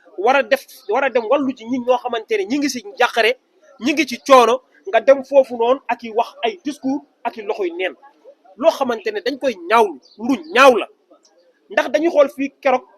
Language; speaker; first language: Wolof; non-native, local second language; Soninke